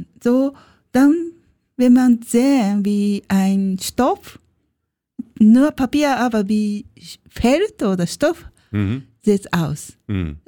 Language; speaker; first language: German; non-native, learner; Japanese